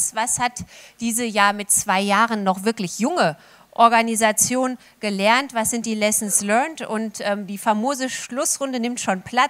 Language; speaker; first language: German; native; German